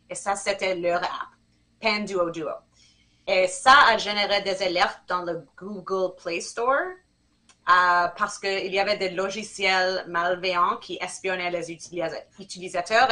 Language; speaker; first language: French; non-native, fluent; English